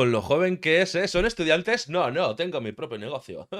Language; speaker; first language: Spanish; native; Spanish